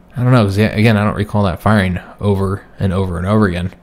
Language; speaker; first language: English; native; English